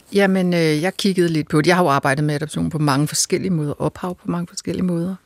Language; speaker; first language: Danish; native; Danish